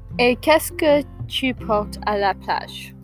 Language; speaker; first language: French; non-native, learner; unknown